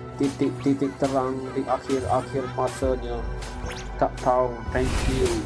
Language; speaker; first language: Malay; non-native, local second language; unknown